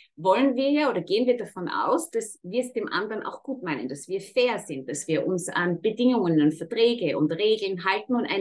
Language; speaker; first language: German; native; German